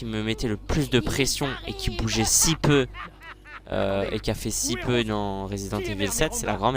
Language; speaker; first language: French; native; French